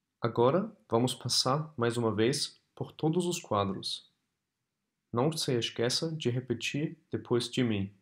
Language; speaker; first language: Portuguese; non-native, fluent; German